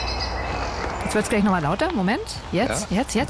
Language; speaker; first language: German; native; German